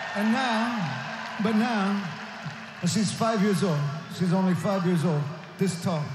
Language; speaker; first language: English; native; English